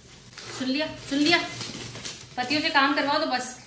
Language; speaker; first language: Hindi; native; Hindi